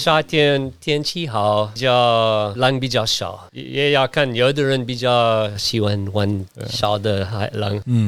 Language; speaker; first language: Chinese; non-native, learner; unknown